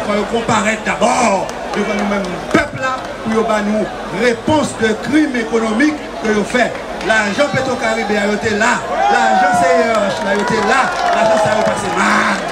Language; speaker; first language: French; non-native, local second language; Haitian Creole